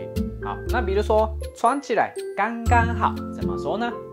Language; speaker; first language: Chinese; non-native, fluent; Japanese